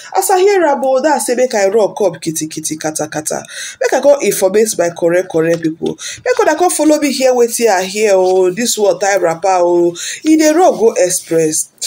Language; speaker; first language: Nigerian Pidgin; non-native, local second language; Yoruba